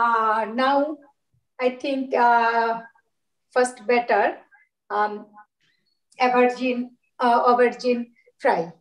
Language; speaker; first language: English; non-native, learner; Bangla